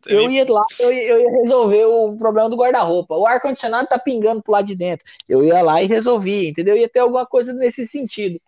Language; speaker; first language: Portuguese; native; Portuguese